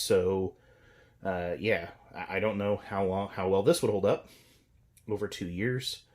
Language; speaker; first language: English; native; English